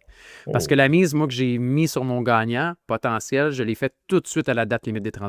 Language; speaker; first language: French; native; French